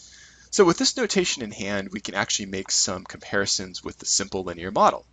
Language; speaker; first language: English; native; English